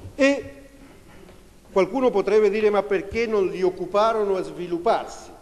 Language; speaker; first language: Italian; non-native, fluent; Spanish